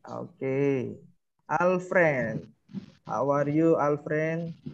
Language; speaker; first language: English; non-native, learner; Indonesian